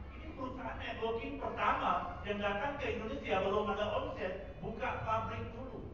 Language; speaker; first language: Indonesian; non-native, fluent; Tamil